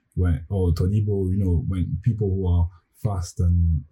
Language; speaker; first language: English; non-native, fluent; French